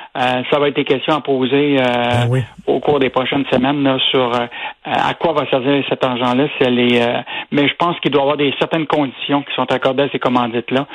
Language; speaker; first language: French; native; French